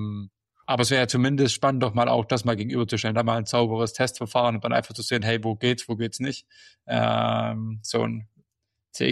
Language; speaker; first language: German; native; German